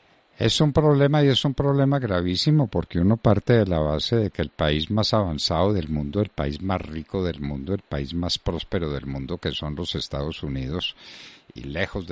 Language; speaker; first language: Spanish; native; Spanish